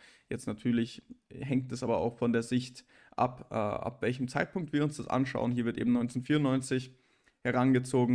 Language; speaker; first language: German; native; German